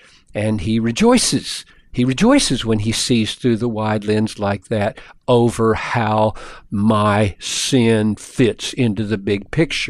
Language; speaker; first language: English; native; English